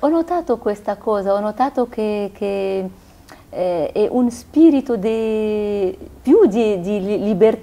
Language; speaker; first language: Italian; non-native, learner; Arabic